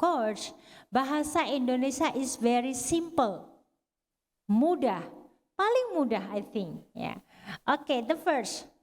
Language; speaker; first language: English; non-native, learner; Indonesian